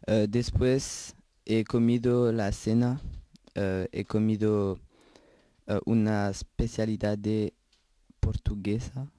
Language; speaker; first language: Spanish; non-native, learner; French